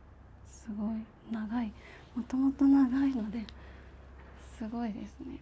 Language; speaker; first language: Japanese; native; Japanese